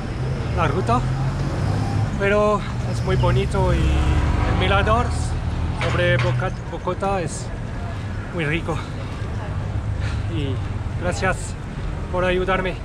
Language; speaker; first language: Spanish; non-native, learner; French